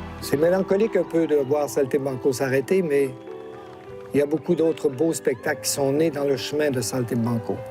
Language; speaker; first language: French; native; French